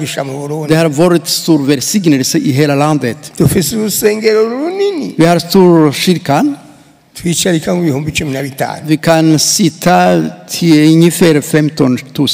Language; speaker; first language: Swedish; non-native, fluent; Rundi